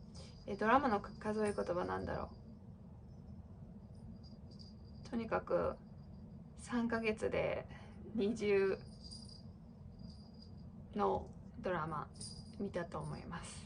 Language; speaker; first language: Japanese; non-native, fluent; English